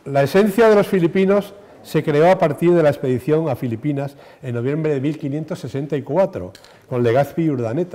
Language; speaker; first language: Spanish; native; Spanish